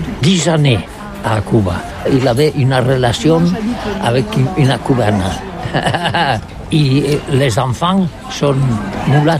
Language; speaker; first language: French; non-native, learner; Catalan